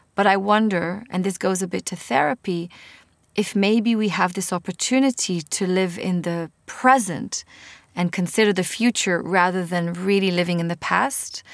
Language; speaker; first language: English; non-native, fluent; Hebrew